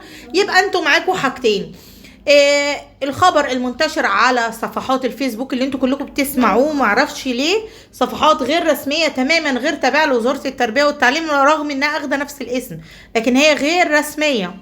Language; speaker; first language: Arabic; native; Arabic